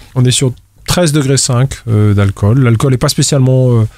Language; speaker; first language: French; native; French